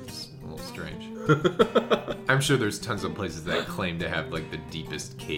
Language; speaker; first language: English; native; English